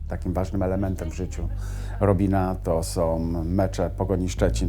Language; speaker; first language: Polish; native; Polish